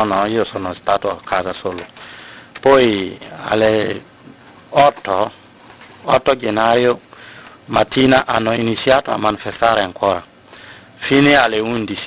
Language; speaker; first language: Italian; non-native, learner; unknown